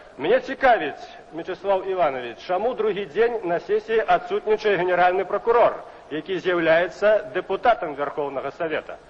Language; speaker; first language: Belarusian; native; Belarusian